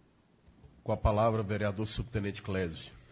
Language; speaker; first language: Portuguese; native; Portuguese